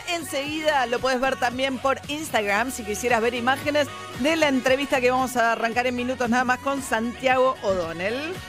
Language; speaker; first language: Spanish; native; Spanish